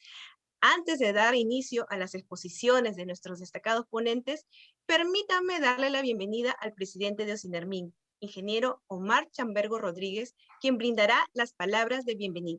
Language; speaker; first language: Spanish; native; Spanish